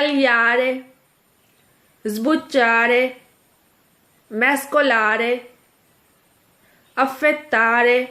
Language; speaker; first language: Italian; non-native, fluent; Urdu